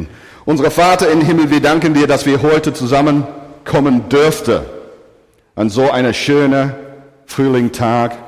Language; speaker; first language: German; non-native, fluent; English